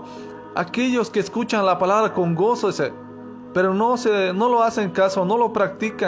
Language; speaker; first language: Spanish; native; Spanish